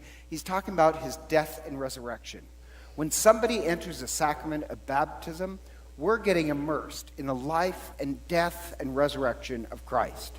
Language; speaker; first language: English; native; English